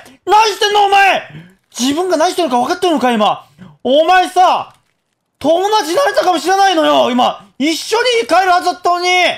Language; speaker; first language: Japanese; non-native, fluent; Korean